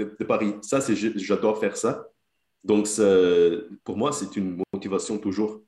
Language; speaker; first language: French; non-native, fluent; Portuguese